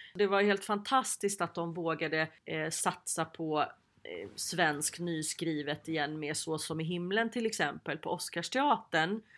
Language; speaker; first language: Swedish; native; Swedish